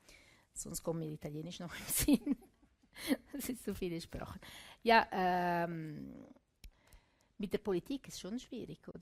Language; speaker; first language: German; non-native, local second language; Italian